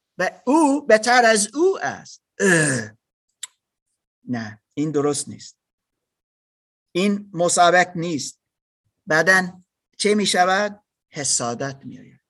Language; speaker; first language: Persian; non-native, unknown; English